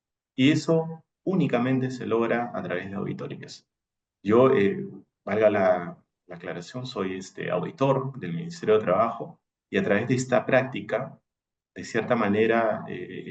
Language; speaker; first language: Spanish; native; Spanish